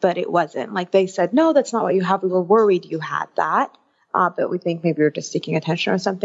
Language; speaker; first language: English; early bilingual, other home language; Arabic